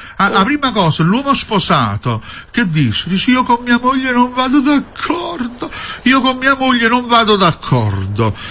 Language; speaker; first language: Italian; native; Italian